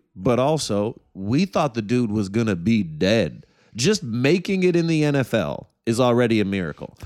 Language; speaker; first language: English; native; English